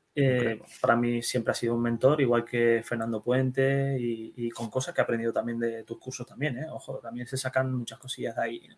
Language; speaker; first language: Spanish; early bilingual, other home language; Dutch